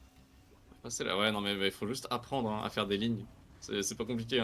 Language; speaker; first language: French; native; French